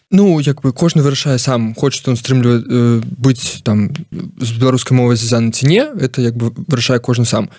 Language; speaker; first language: Belarusian; non-native, local second language; Russian